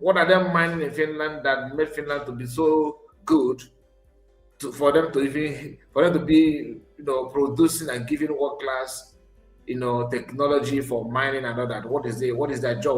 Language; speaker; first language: English; non-native, local second language; Igbo